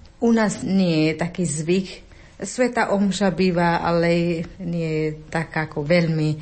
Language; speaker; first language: Slovak; non-native, learner; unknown